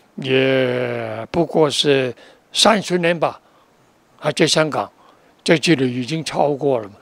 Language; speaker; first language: Chinese; non-native, local second language; Cantonese